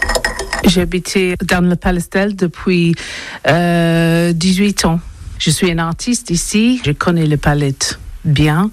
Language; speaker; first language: French; non-native, learner; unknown